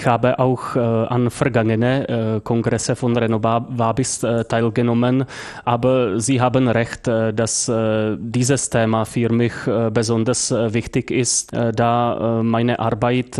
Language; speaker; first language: German; non-native, fluent; Czech